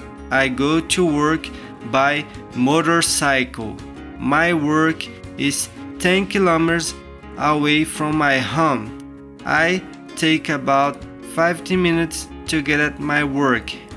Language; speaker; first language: English; non-native, learner; Portuguese